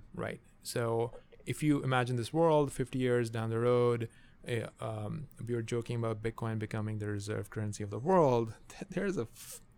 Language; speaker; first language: English; non-native, local second language; Urdu